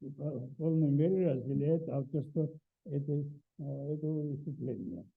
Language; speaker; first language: Russian; native; Russian